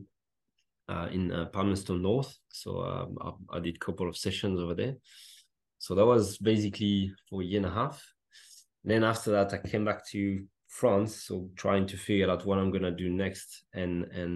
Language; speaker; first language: English; non-native, fluent; French